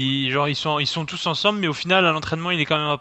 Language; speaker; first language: French; native; French